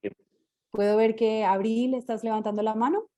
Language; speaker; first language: Spanish; native; Spanish